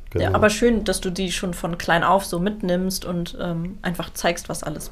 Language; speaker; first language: German; native; German